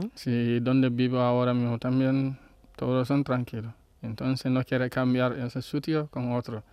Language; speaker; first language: Spanish; non-native, learner; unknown